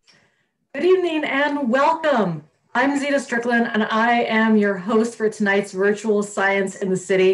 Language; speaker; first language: English; native; English